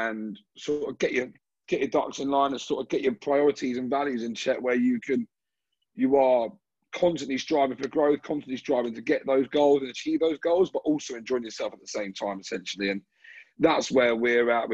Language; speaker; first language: English; native; English